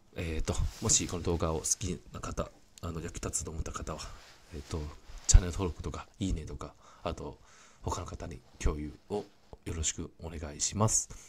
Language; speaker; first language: Japanese; non-native, fluent; Cantonese